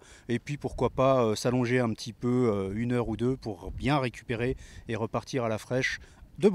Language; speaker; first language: French; native; French